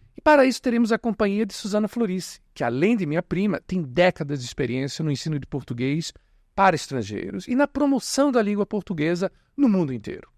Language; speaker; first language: Portuguese; native; Portuguese